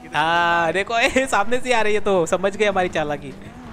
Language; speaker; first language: Hindi; non-native, local second language; Gujarati